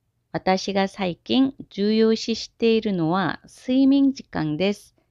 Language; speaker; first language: Japanese; non-native, fluent; Korean